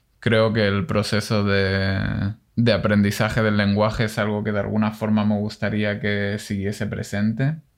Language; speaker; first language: Spanish; non-native, fluent; Hebrew